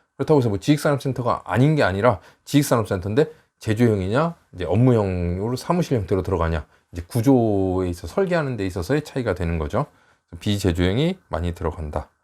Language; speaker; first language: Korean; native; Korean